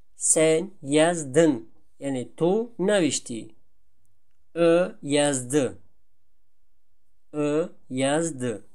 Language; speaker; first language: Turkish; non-native, fluent; Tajik